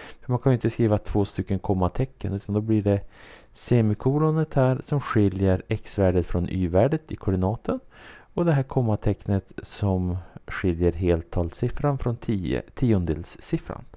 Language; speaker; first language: Swedish; native; Swedish